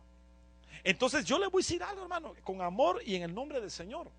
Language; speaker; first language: Spanish; native; Spanish